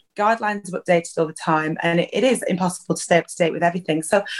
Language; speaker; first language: English; native; English